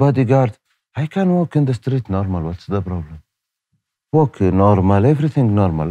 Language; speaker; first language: English; non-native, learner; Arabic